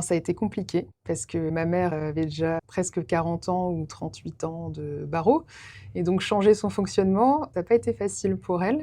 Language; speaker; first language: French; native; French